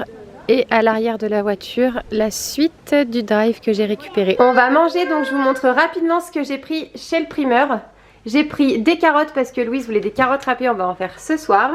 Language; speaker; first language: French; native; French